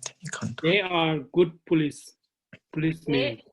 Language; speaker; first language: English; non-native, learner; Tibetan